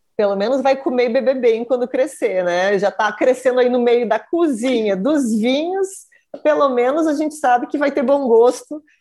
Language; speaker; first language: Portuguese; native; Portuguese